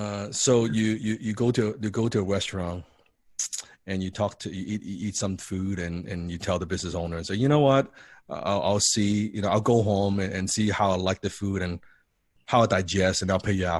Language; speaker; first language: English; non-native, fluent; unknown